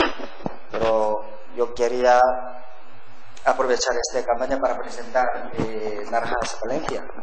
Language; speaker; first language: Spanish; non-native, learner; Korean